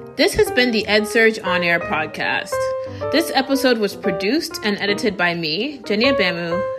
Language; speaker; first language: English; early bilingual, other home language; Yoruba